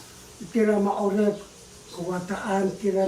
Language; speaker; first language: Chinese; non-native, local second language; Amis